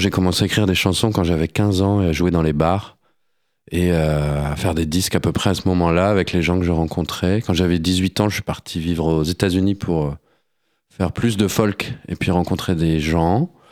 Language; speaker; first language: French; native; French